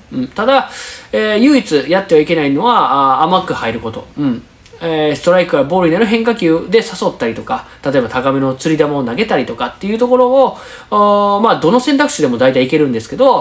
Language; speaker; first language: Japanese; native; Japanese